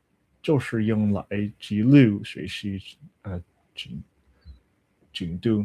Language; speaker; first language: Chinese; non-native, learner; English